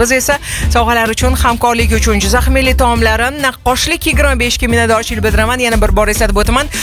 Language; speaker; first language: Uzbek; native; Uzbek